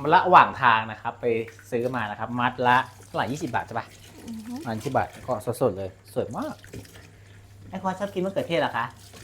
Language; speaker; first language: Thai; non-native, local second language; S'gaw Karen